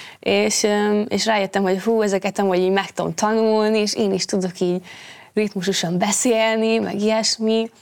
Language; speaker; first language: Hungarian; native; Hungarian